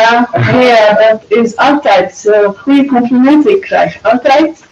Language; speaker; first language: Dutch; non-native, learner; Arabic